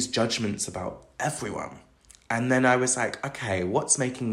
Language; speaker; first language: English; native; English